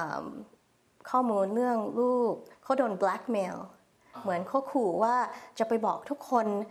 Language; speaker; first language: Thai; early bilingual, heritage; Thai